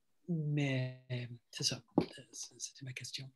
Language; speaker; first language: French; non-native, fluent; English